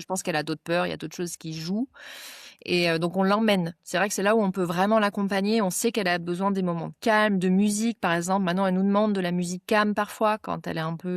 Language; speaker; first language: French; native; French